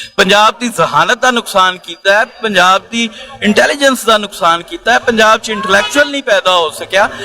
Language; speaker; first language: Punjabi; native; Punjabi